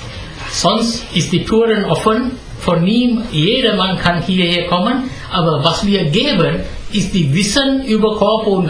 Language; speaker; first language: German; non-native, fluent; Sinhala